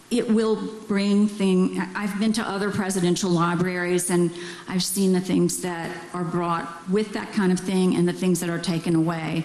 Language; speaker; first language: English; native; English